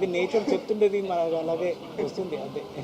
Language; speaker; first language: Telugu; non-native, fluent; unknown